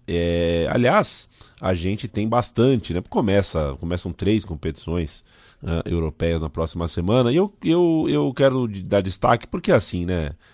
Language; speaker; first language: Portuguese; native; Portuguese